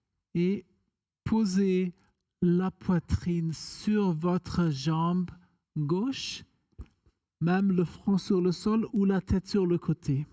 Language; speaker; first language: French; non-native, fluent; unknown